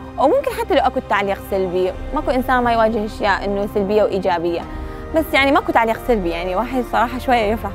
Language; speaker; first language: Arabic; native; Arabic